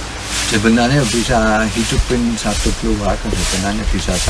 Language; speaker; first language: Indonesian; non-native, fluent; German